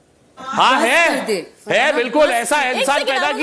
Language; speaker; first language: Hindi; native; Hindi